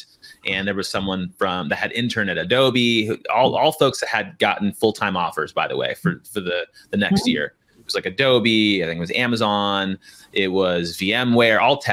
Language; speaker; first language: English; native; English